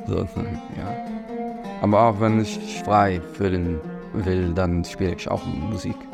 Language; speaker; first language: German; non-native, learner; Arabic